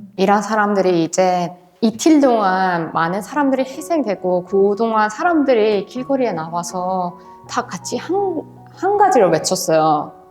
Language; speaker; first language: Korean; non-native, fluent; Persian